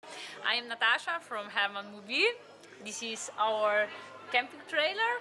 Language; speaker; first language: English; non-native, learner; Slovenian